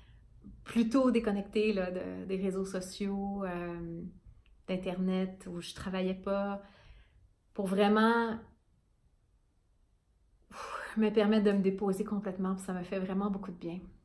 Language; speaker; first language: French; native; French